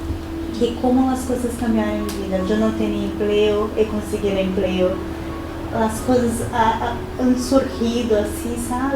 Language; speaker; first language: Spanish; non-native, fluent; Portuguese